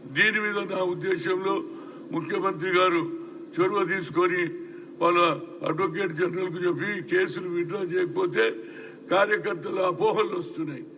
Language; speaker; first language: Telugu; native; Telugu